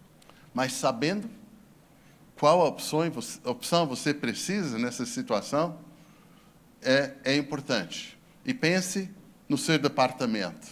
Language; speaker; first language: Portuguese; non-native, fluent; English